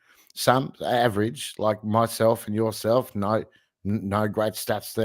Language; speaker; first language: English; native; English